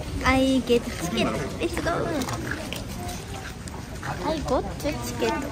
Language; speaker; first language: English; non-native, learner; Japanese